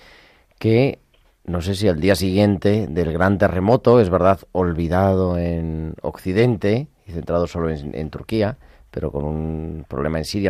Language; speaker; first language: Spanish; native; Spanish